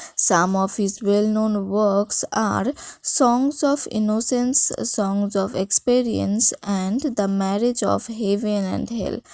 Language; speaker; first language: English; non-native, local second language; Bangla